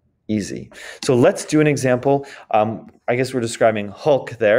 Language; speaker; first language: English; native; English